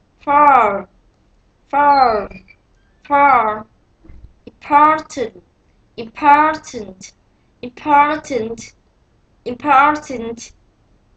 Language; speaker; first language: English; non-native, learner; Vietnamese